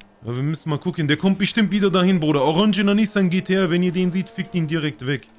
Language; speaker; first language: German; early bilingual, other home language; Turkish